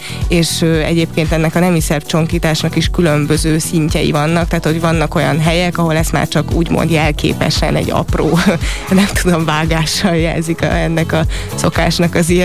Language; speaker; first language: Hungarian; native; Hungarian